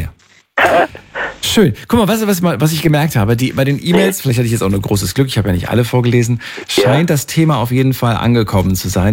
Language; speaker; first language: German; native; German